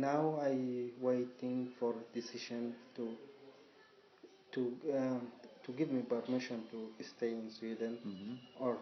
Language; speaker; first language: English; non-native, learner; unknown